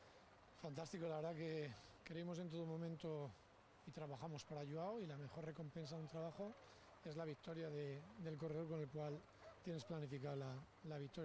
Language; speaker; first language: Spanish; native; Spanish